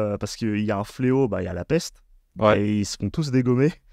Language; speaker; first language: French; native; French